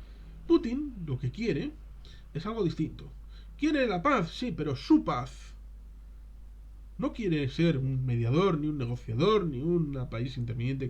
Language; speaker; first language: Spanish; native; Spanish